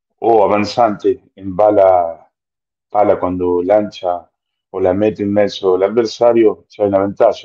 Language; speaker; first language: Italian; non-native, fluent; Spanish